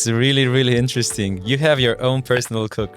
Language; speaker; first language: English; non-native, fluent; Romanian